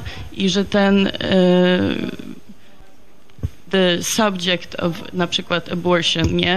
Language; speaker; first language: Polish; early bilingual, heritage; Polish